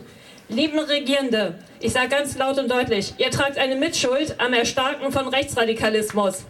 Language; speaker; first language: German; native; German